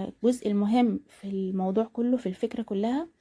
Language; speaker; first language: Arabic; native; Arabic